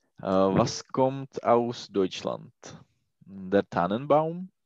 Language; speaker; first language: German; non-native, learner; Czech